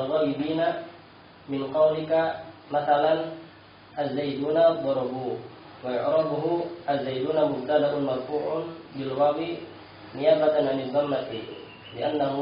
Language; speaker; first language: Arabic; non-native, learner; Indonesian